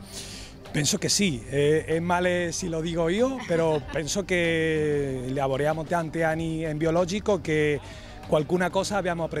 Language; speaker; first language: Italian; non-native, fluent; Spanish